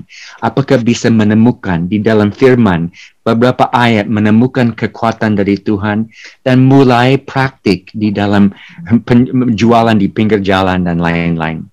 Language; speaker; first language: Indonesian; non-native, fluent; English